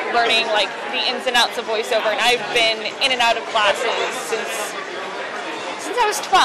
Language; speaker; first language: English; native; English